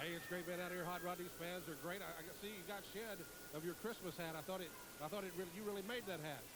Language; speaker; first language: English; native; English